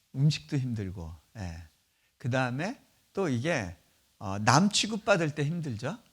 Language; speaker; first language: Korean; native; Korean